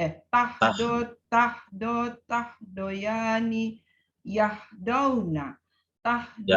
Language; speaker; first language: Arabic; non-native, learner; Indonesian